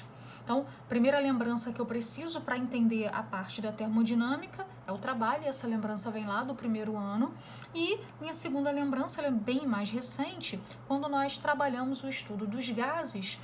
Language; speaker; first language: Portuguese; native; Portuguese